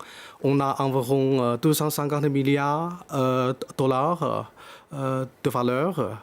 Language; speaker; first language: French; non-native, fluent; Chinese